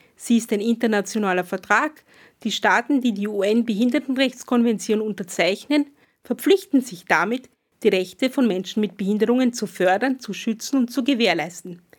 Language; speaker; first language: German; native; German